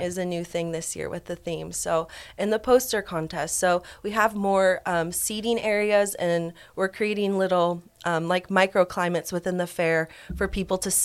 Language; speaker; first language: English; native; English